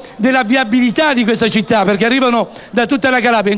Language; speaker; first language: Italian; native; Italian